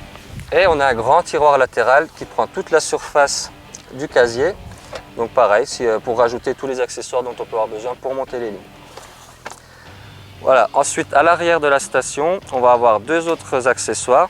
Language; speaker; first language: French; native; French